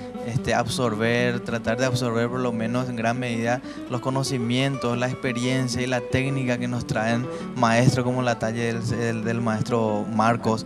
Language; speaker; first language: Spanish; native; Spanish